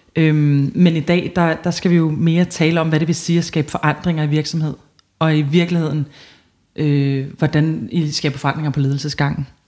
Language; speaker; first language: Danish; native; Danish